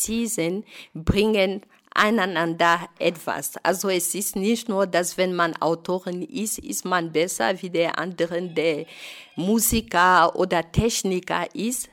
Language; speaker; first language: German; non-native, fluent; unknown